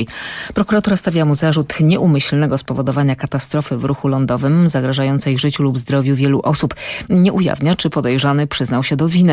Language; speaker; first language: Polish; native; Polish